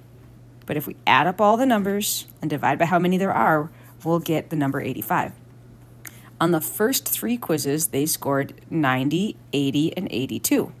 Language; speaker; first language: English; native; English